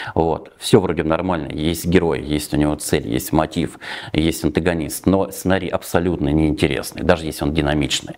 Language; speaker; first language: Russian; native; Russian